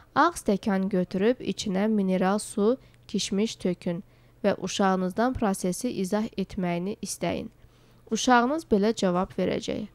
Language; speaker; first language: Azerbaijani; non-native, local second language; Georgian